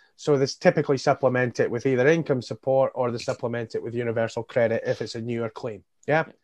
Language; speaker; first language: English; native; English